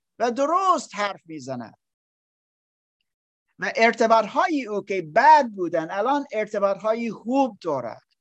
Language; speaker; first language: Persian; non-native, learner; English